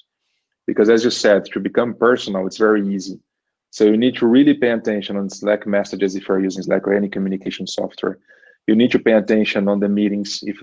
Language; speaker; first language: English; non-native, fluent; Portuguese